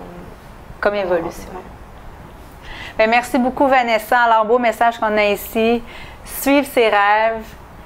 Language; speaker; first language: French; native; French